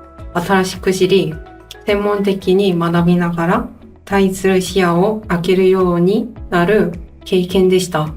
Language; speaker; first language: Japanese; non-native, fluent; Korean